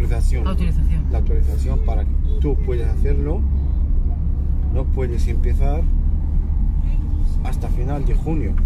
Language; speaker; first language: Spanish; non-native, fluent; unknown